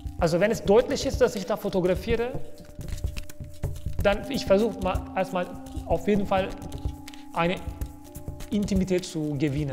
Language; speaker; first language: German; non-native, fluent; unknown